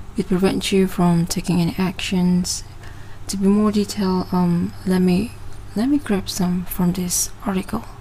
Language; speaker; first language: English; non-native, local second language; Malay